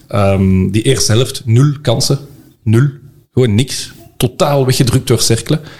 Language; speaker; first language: Dutch; native; Dutch